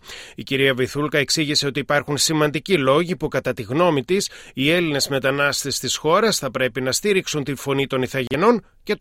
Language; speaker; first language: Greek; native; Greek